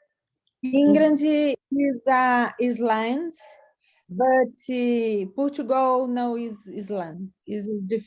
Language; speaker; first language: English; non-native, learner; Portuguese